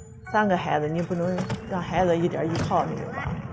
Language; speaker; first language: Chinese; native; Chinese